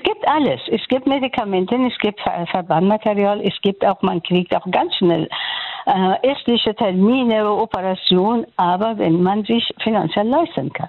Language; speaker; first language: German; non-native, fluent; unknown